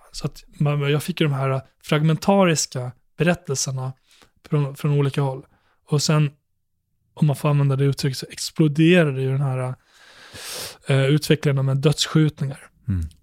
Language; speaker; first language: Swedish; native; Swedish